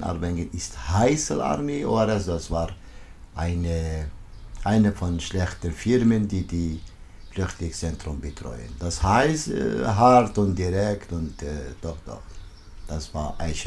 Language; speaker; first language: German; non-native, learner; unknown